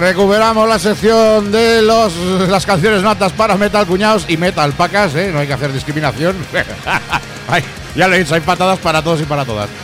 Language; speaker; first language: Spanish; native; Spanish